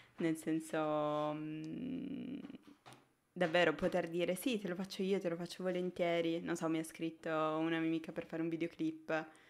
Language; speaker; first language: Italian; native; Italian